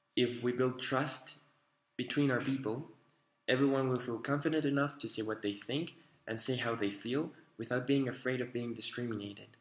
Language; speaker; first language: English; non-native, fluent; Spanish